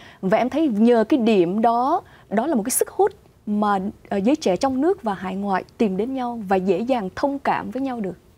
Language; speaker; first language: Vietnamese; early bilingual, heritage; Vietnamese